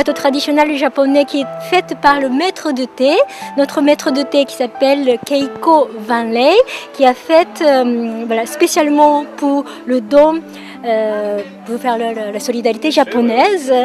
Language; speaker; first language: French; non-native, fluent; Japanese